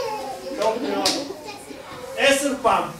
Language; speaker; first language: Hebrew; non-native, learner; Russian